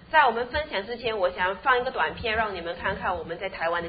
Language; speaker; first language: Chinese; native; Chinese